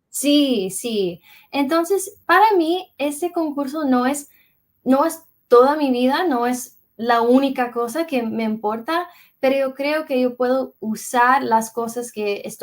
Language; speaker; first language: Spanish; early bilingual, heritage; English